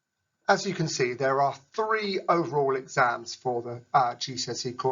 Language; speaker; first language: English; native; English